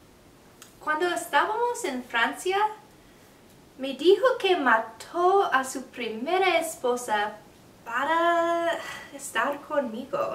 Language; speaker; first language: Spanish; non-native, learner; English